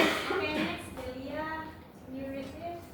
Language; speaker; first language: English; non-native, learner; Indonesian